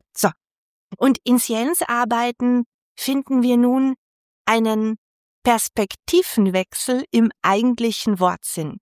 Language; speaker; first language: German; native; German